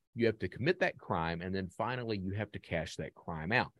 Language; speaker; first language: English; native; English